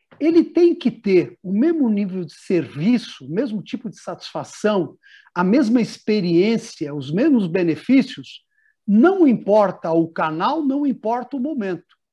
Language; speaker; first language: Portuguese; native; Portuguese